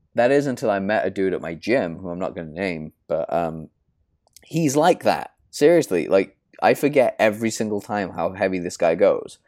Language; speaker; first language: English; native; English